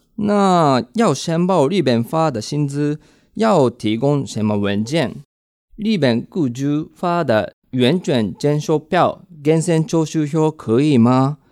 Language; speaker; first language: Chinese; non-native, fluent; Japanese